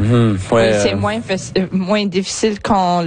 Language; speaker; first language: French; non-native, learner; English